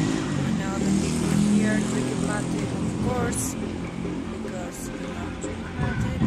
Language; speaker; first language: English; non-native, fluent; Spanish